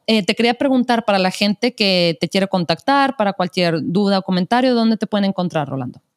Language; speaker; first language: Spanish; native; Spanish